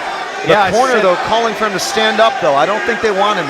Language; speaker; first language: English; native; English